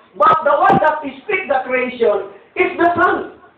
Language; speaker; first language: English; non-native, local second language; Filipino